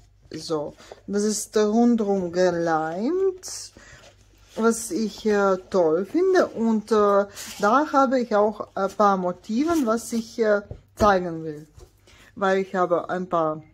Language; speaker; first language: German; non-native, fluent; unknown